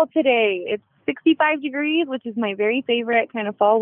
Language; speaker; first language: English; native; English